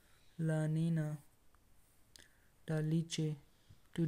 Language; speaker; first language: Spanish; non-native, learner; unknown